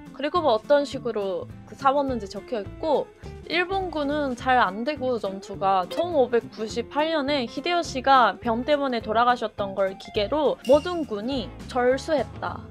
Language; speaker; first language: Korean; non-native, fluent; Japanese